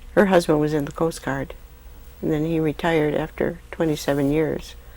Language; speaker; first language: English; native; English